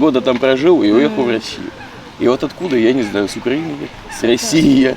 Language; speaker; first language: Russian; native; Russian